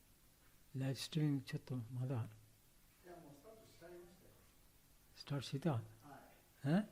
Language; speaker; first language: Japanese; non-native, learner; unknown